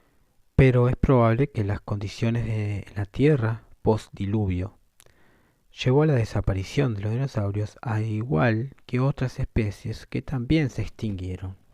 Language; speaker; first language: Spanish; native; Spanish